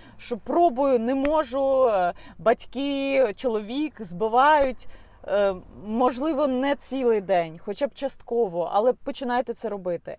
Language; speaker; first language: Ukrainian; non-native, local second language; Russian